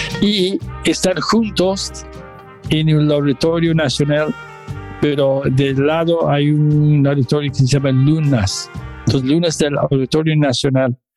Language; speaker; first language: Spanish; non-native, fluent; English